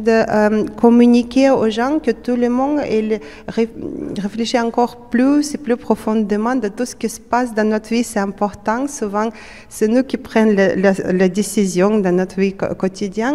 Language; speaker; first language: French; non-native, fluent; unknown